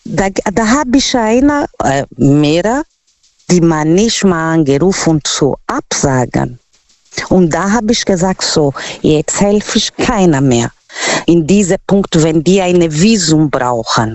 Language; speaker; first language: German; non-native, learner; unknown